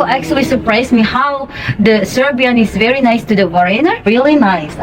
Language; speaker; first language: English; non-native, fluent; Indonesian